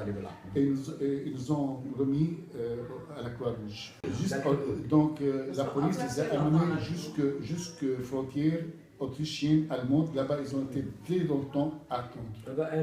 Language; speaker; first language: French; non-native, fluent; Arabic